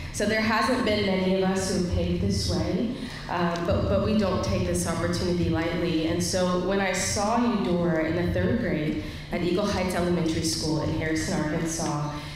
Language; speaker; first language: English; native; English